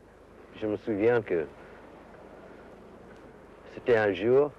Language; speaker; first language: French; non-native, fluent; English